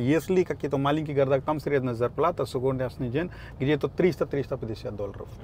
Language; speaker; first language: Russian; non-native, fluent; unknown